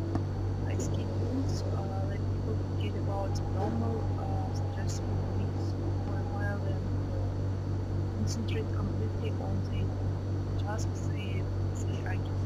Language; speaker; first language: English; non-native, learner; Russian